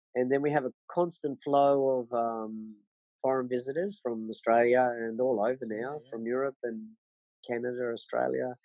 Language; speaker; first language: English; native; English